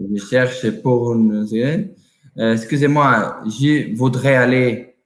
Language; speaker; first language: French; non-native, learner; Portuguese